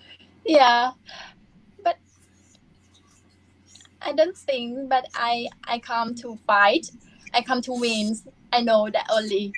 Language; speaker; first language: English; non-native, learner; Thai